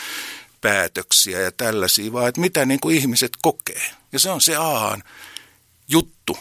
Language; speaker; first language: Finnish; native; Finnish